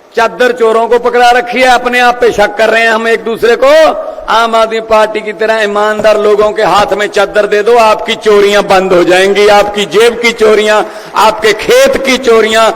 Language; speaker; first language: Hindi; non-native, local second language; Punjabi